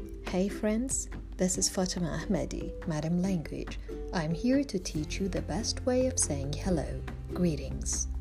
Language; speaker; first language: English; non-native, fluent; Persian